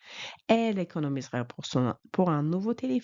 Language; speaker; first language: French; non-native, fluent; Mongolian